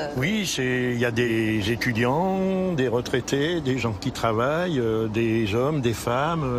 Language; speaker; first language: French; native; French